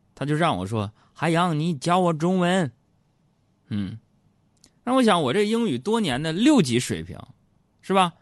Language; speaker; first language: Chinese; native; Chinese